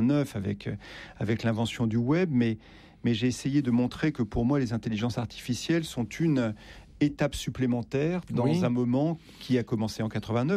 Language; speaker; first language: French; native; French